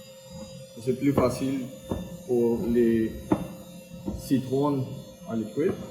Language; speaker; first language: French; non-native, fluent; Spanish